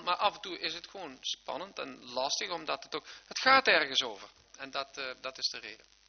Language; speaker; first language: Dutch; native; Dutch